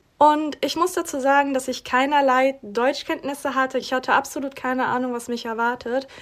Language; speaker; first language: German; early bilingual, other home language; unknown